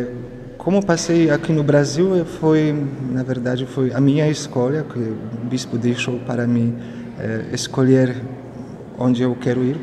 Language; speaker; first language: Portuguese; non-native, fluent; Polish